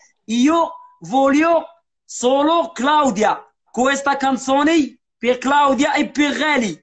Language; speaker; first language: Italian; non-native, learner; Arabic